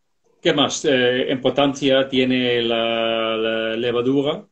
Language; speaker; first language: Spanish; non-native, fluent; Dutch